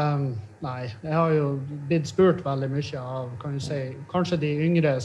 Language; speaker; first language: Norwegian; native; Norwegian